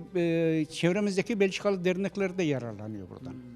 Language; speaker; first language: Turkish; native; Turkish